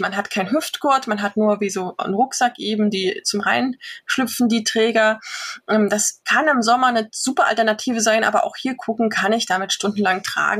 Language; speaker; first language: German; native; German